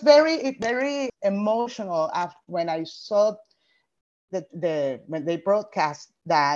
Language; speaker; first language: English; non-native, fluent; Spanish